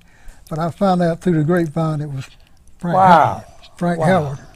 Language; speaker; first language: English; native; English